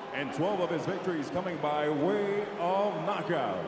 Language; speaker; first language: English; native; English